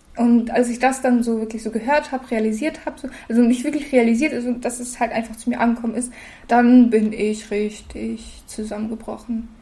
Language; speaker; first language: German; early bilingual, other home language; Russian